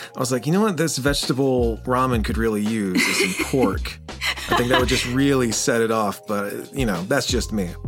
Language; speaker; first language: English; native; English